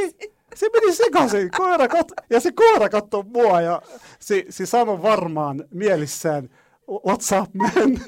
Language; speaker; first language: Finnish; non-native, learner; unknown